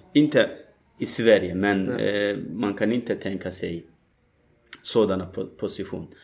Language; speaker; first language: Swedish; non-native, learner; Turkish